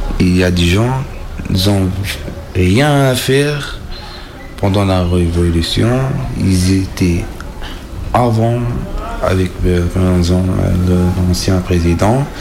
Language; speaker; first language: French; non-native, learner; Arabic